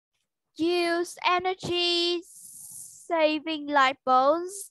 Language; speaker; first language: English; non-native, learner; Vietnamese